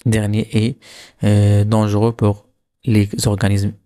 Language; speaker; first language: French; non-native, local second language; Arabic